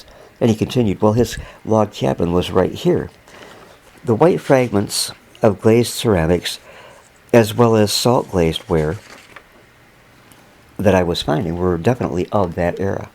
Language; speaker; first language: English; native; English